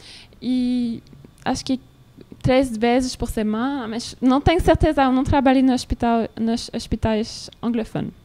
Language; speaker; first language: Portuguese; non-native, learner; French